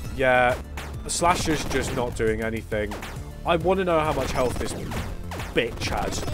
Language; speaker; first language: English; native; English